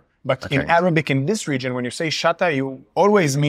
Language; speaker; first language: English; non-native, fluent; Hebrew